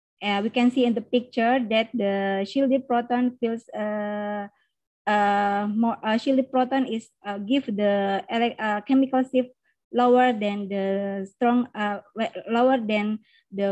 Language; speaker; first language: English; non-native, learner; Indonesian